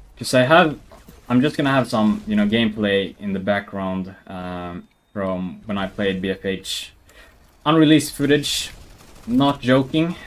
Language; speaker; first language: English; non-native, fluent; Swedish